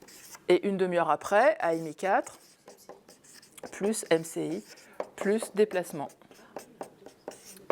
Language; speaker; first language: French; native; French